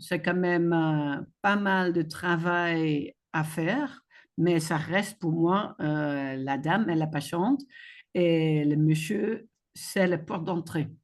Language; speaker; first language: French; non-native, fluent; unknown